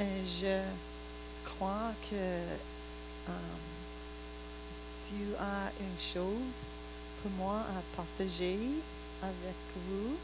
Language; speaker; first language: French; non-native, learner; English